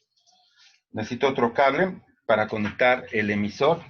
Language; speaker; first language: Spanish; native; Spanish